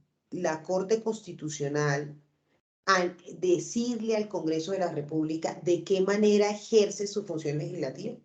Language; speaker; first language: Spanish; native; Spanish